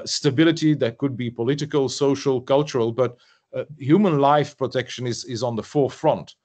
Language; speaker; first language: English; non-native, fluent; French